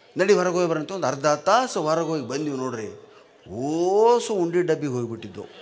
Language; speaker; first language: Kannada; native; Kannada